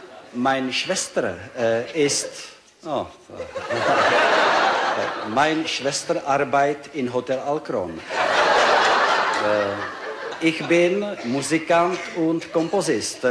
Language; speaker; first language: German; non-native, learner; Czech